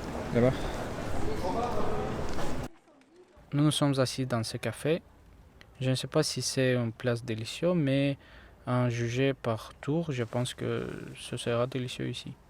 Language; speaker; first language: French; non-native, learner; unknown